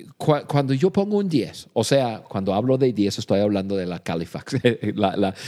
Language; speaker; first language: Spanish; non-native, fluent; English